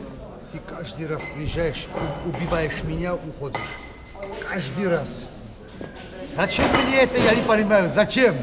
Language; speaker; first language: Russian; non-native, local second language; Armenian